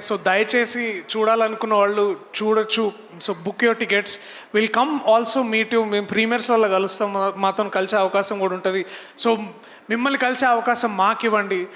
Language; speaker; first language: Telugu; native; Telugu